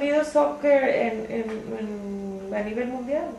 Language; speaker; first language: Spanish; native; Spanish